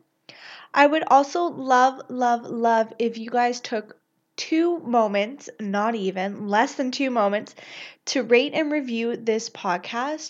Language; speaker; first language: English; native; English